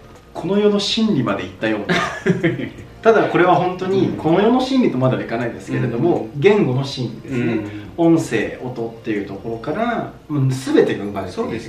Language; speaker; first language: Japanese; native; Japanese